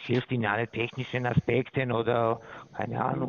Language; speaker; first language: German; non-native, fluent; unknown